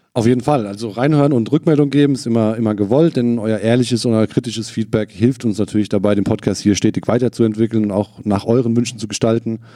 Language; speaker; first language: German; native; German